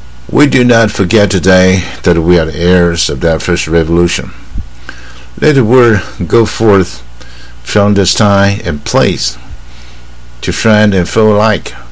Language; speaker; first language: English; non-native, fluent; Chinese